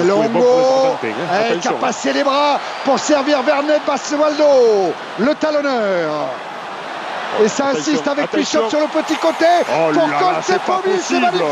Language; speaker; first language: French; native; French